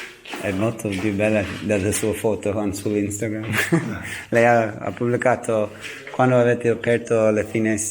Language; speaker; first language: Italian; non-native, learner; English